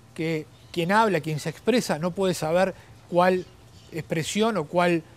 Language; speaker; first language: Spanish; native; Spanish